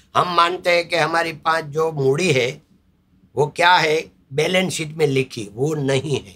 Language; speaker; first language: Hindi; non-native, local second language; Gujarati